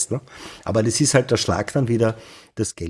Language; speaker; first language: German; native; German